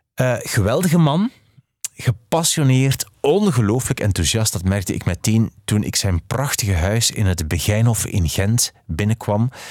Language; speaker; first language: Dutch; native; Dutch